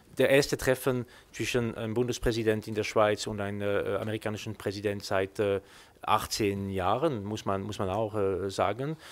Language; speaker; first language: German; non-native, local second language; French